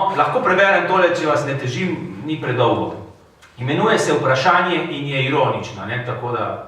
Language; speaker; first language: Slovenian; early bilingual, heritage; Slovenian